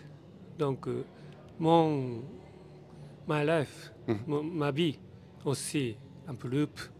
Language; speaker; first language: French; non-native, learner; Japanese